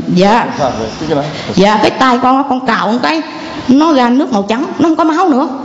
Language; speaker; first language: Vietnamese; non-native, local second language; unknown